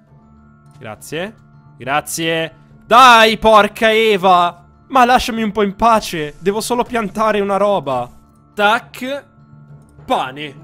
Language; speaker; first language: Italian; native; Italian